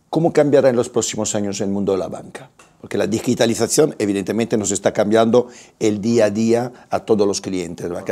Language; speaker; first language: Spanish; non-native, fluent; Italian